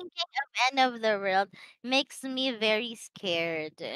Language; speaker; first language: English; non-native, learner; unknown